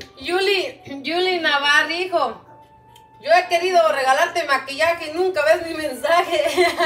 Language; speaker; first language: Spanish; non-native, local second language; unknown